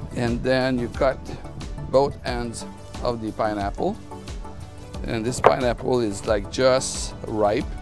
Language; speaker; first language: English; non-native, fluent; French